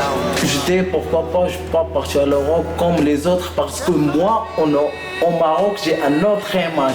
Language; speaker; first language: French; non-native, local second language; Arabic